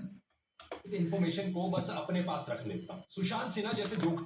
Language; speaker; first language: Hindi; native; Hindi